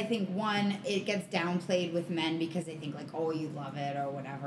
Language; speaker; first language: English; native; English